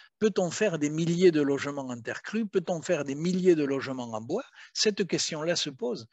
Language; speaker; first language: French; native; French